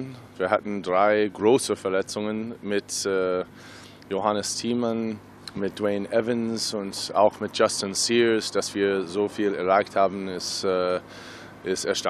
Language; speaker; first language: German; non-native, fluent; English